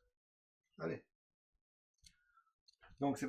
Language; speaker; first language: French; native; French